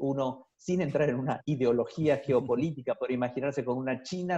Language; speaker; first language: Spanish; native; Spanish